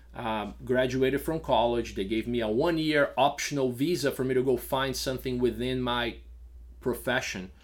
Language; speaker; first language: English; non-native, fluent; Portuguese